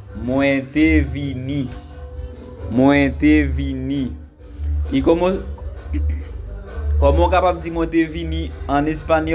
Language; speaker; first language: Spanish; non-native, fluent; Haitian Creole